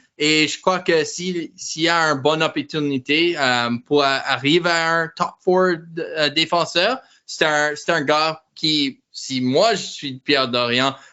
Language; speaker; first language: French; non-native, learner; English